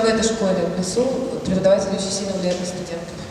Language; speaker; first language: Russian; native; Russian